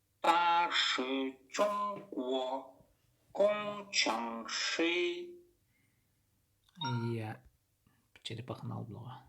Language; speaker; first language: Chinese; non-native, learner; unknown